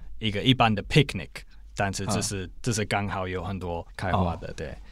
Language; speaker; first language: Chinese; non-native, fluent; English